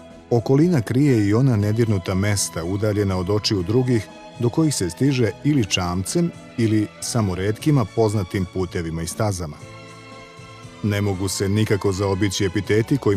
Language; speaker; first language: Bosnian; native; Bosnian